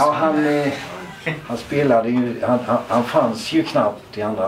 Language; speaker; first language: Swedish; native; Swedish